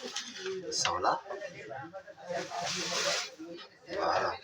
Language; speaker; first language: French; non-native, local second language; Arabic